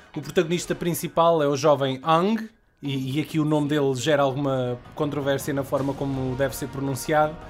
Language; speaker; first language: Portuguese; native; Portuguese